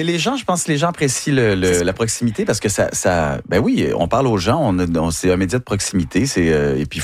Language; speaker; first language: French; native; French